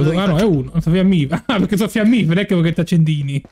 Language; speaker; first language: Italian; native; Italian